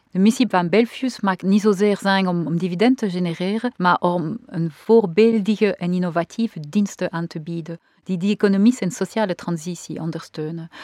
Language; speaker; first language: Dutch; non-native, local second language; French